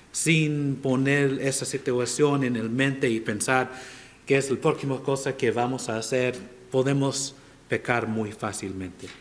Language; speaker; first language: Spanish; non-native, fluent; English